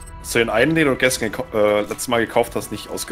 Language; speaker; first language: German; native; German